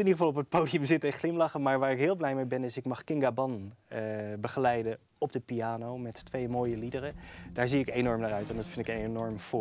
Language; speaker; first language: Dutch; native; Dutch